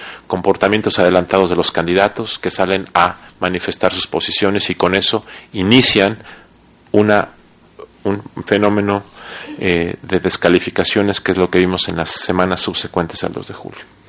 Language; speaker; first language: Spanish; native; Spanish